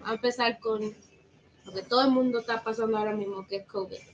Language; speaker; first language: Spanish; early bilingual, heritage; Spanish